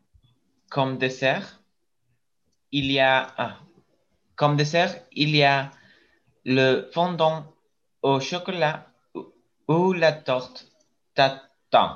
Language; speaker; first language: French; non-native, learner; Spanish